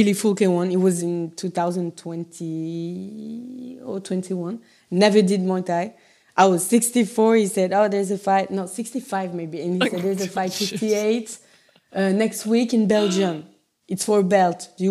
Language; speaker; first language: English; non-native, fluent; French